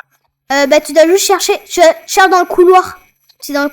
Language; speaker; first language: French; native; French